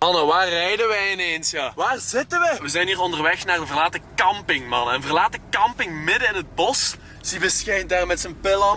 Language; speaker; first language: Dutch; native; Dutch